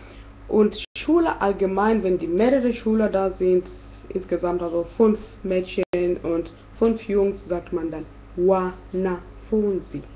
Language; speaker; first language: German; non-native, fluent; Swahili